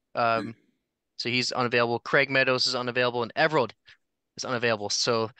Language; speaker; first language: English; native; English